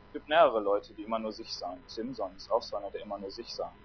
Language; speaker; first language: German; native; German